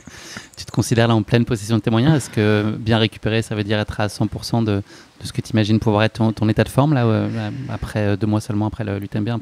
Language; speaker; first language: French; native; French